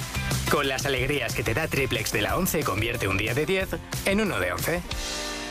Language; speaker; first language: Spanish; native; Spanish